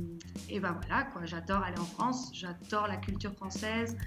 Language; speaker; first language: French; early bilingual, heritage; French